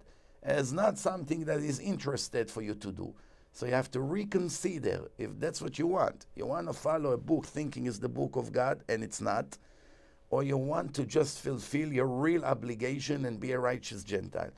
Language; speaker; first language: English; non-native, fluent; Hebrew